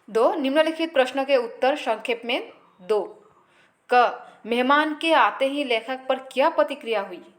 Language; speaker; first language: Hindi; non-native, local second language; Assamese